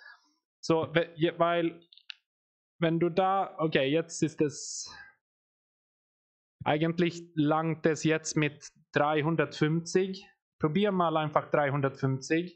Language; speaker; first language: German; non-native, fluent; Swedish